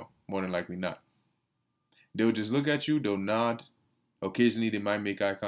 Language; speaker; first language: English; native; English